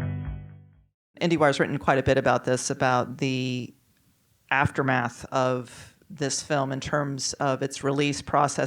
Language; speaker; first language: English; native; English